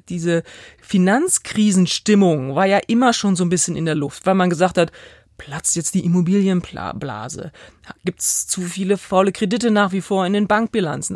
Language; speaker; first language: German; native; German